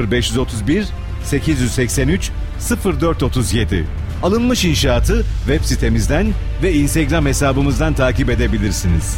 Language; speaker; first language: Turkish; native; Turkish